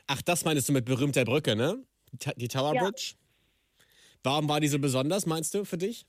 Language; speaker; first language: German; native; German